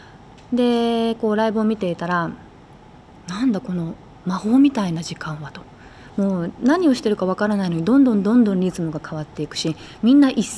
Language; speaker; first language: Japanese; native; Japanese